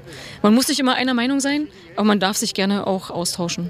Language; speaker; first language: German; native; German